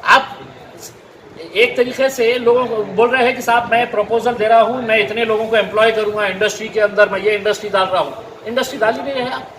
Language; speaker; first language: Hindi; non-native, local second language; Marathi